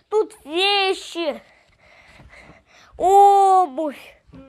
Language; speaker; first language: Russian; native; Russian